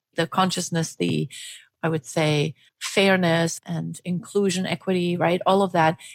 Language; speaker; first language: English; non-native, fluent; German